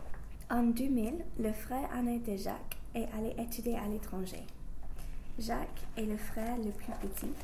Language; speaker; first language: French; non-native, fluent; English